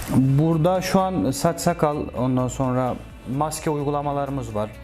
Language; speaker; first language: Turkish; native; Turkish